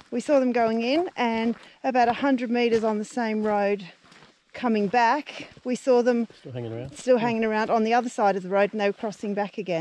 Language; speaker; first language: English; native; English